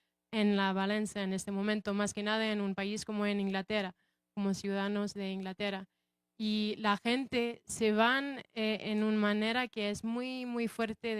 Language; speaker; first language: Spanish; non-native, fluent; English